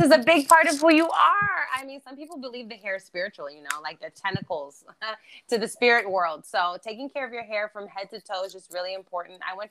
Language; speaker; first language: English; non-native, fluent; German